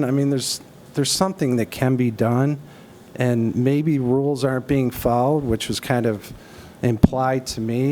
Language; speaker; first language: English; native; English